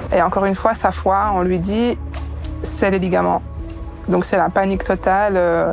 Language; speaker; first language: French; native; French